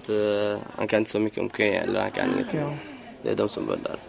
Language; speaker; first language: Swedish; early bilingual, other home language; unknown